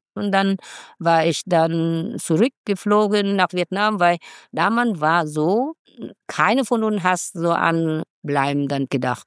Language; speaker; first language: German; non-native, fluent; Vietnamese